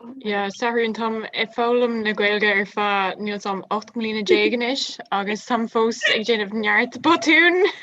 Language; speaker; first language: Irish; non-native, local second language; English